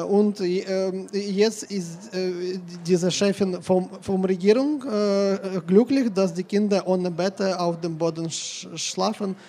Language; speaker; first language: German; non-native, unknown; Ukrainian